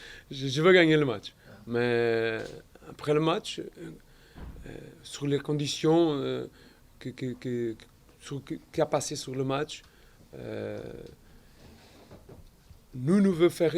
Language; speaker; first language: French; non-native, learner; Portuguese